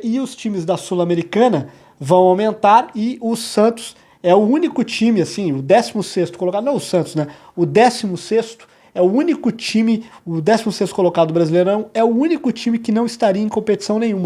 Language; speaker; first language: Portuguese; native; Portuguese